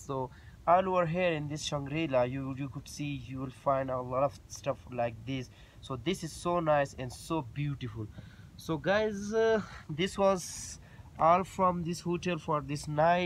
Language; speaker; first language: English; non-native, local second language; Urdu